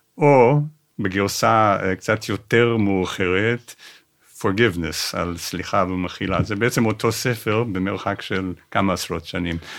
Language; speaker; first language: Hebrew; non-native, fluent; English